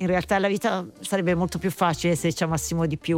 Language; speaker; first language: Italian; native; Italian